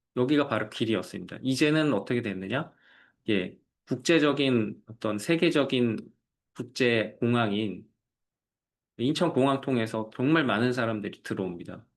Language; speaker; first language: Korean; native; Korean